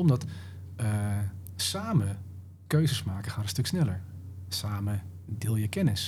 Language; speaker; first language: Dutch; native; Dutch